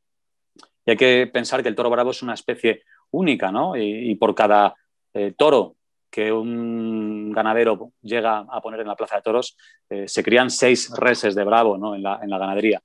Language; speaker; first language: Spanish; native; Spanish